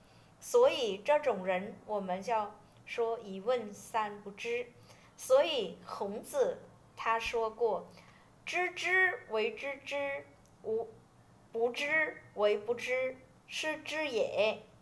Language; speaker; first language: Chinese; non-native, fluent; Vietnamese